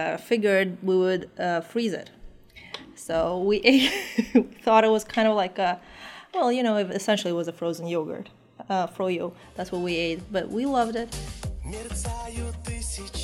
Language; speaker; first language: English; non-native, fluent; Uzbek